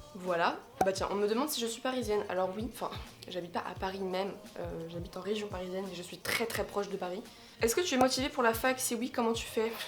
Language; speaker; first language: French; native; French